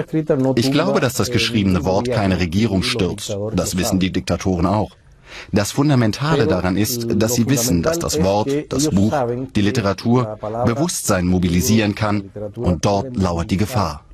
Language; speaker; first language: German; native; German